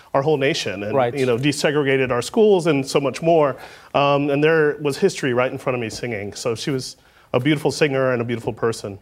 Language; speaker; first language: English; native; English